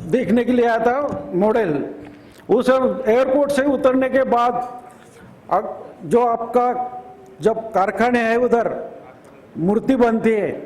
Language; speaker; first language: Hindi; non-native, local second language; Marathi